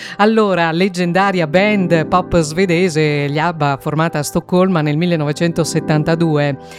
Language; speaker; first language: Italian; native; Italian